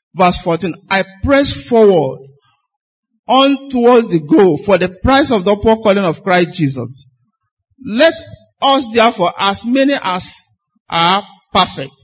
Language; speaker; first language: English; non-native, local second language; Igbo